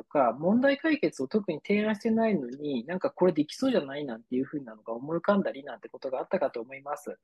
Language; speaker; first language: Japanese; native; Japanese